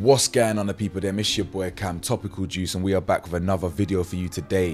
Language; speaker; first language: English; native; English